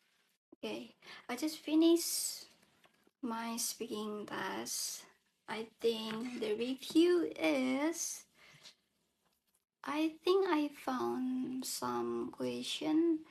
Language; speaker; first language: English; non-native, learner; Indonesian